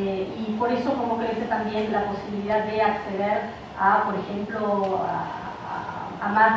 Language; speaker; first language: Spanish; native; Spanish